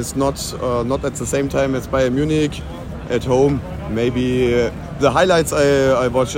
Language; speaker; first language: English; non-native, learner; German